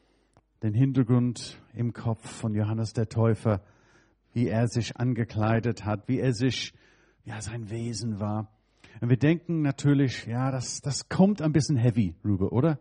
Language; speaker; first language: German; non-native, fluent; English